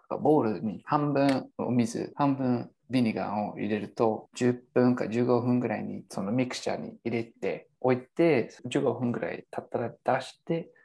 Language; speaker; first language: Japanese; non-native, fluent; English